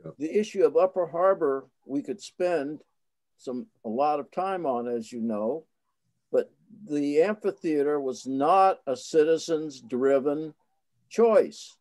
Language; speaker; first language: English; native; English